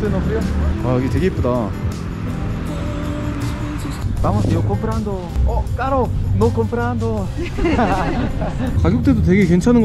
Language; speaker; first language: Spanish; non-native, learner; Korean